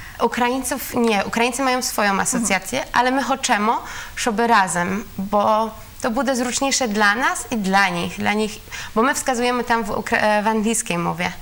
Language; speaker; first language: Ukrainian; non-native, learner; Polish